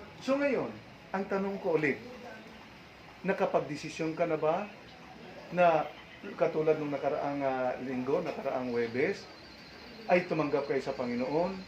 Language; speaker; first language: Filipino; non-native, local second language; Cebuano